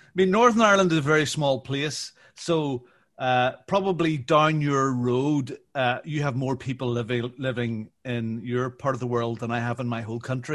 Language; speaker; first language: English; native; English